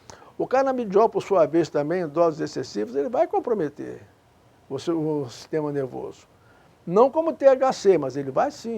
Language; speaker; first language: Portuguese; native; Portuguese